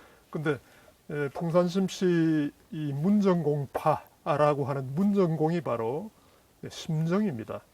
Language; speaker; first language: Korean; native; Korean